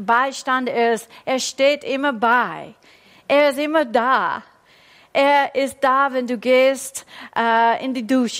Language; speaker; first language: German; non-native, fluent; English